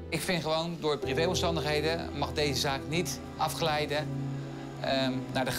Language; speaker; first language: Dutch; native; Dutch